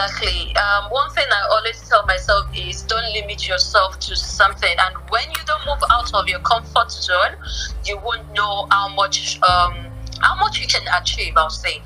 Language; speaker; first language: English; non-native, local second language; Yoruba